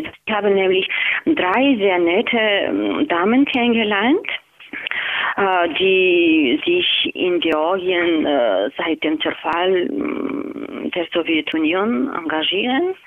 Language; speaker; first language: German; non-native, fluent; Georgian